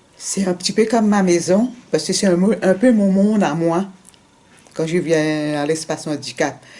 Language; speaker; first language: French; non-native, local second language; Morisyen